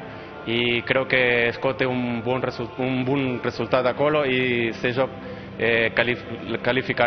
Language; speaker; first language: Romanian; non-native, learner; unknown